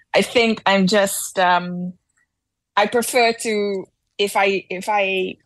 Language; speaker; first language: English; native; English